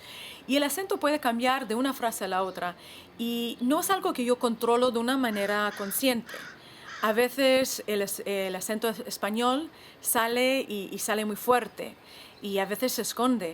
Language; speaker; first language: Spanish; non-native, fluent; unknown